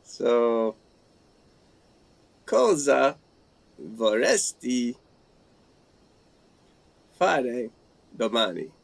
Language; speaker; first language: Italian; non-native, learner; English